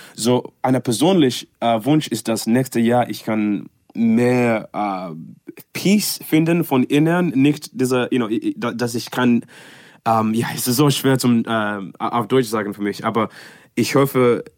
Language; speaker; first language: German; non-native, learner; English